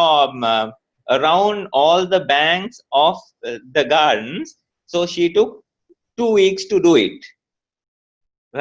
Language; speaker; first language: English; non-native, local second language; Sinhala